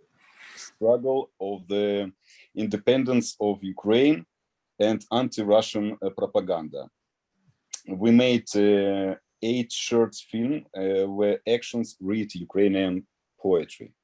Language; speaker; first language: English; non-native, learner; Ukrainian